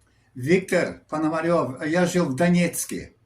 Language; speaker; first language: Russian; non-native, learner; English